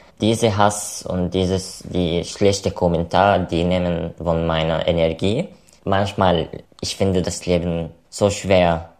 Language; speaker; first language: German; non-native, learner; Arabic